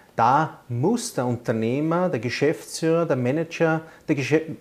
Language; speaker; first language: German; native; German